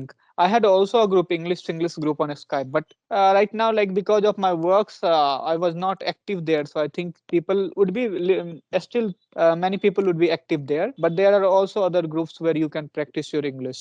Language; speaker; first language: English; non-native, local second language; Punjabi